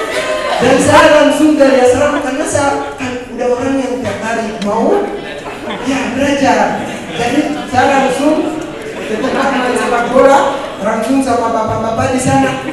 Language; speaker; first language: Indonesian; non-native, fluent; Ganda